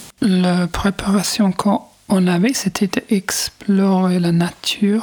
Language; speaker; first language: French; non-native, fluent; English